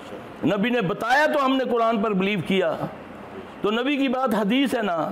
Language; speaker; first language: Hindi; non-native, local second language; Punjabi